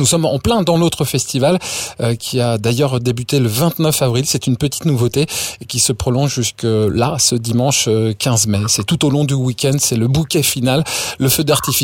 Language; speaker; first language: French; native; French